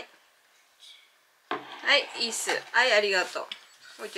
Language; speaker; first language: Japanese; native; Japanese